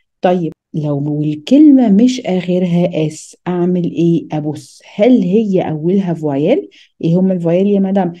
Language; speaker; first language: Arabic; native; Arabic